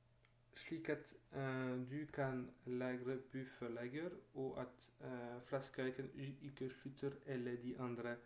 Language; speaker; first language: Norwegian; non-native, fluent; French